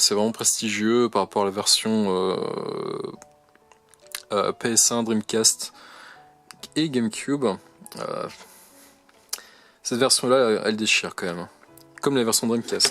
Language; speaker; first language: French; native; French